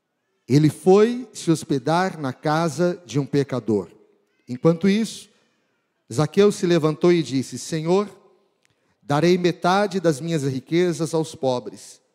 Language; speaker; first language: Portuguese; native; Portuguese